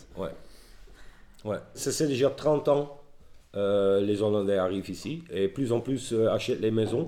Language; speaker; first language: French; non-native, learner; Dutch